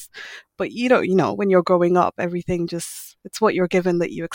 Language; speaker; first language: English; native; English